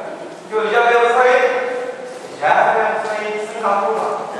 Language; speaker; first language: Arabic; native; Arabic